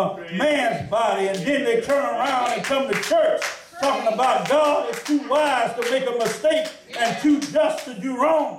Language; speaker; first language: English; native; English